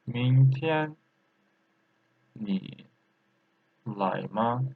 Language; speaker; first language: Chinese; non-native, fluent; Turkish